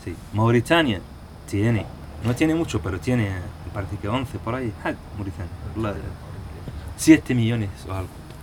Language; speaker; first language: Spanish; non-native, local second language; Arabic